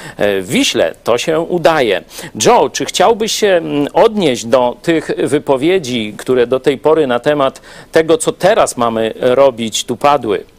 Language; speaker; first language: Polish; native; Polish